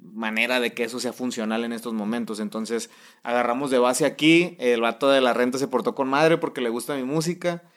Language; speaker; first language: Spanish; native; Spanish